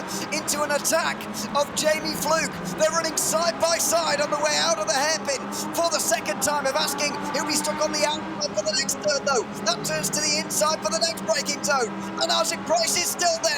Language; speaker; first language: English; native; English